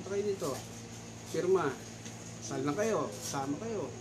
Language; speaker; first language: Filipino; native; Filipino